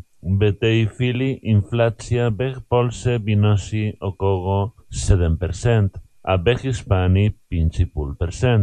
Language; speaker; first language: Polish; non-native, learner; Spanish